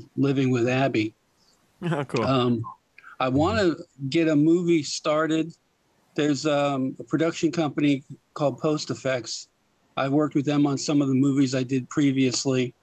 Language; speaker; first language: English; native; English